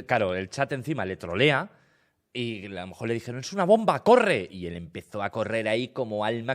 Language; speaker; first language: Spanish; native; Spanish